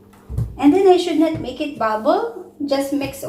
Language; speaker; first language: English; non-native, local second language; Filipino